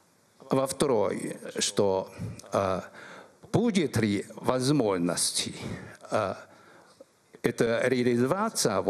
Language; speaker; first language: Russian; non-native, learner; Chinese